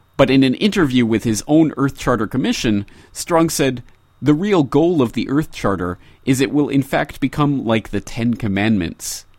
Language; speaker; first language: English; native; English